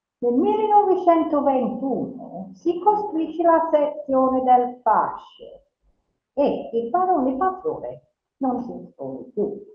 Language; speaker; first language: Italian; non-native, fluent; English